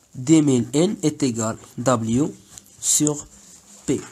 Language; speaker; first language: French; non-native, local second language; Arabic